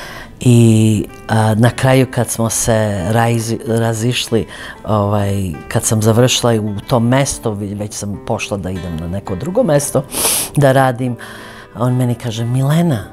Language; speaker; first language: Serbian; early bilingual, other home language; Croatian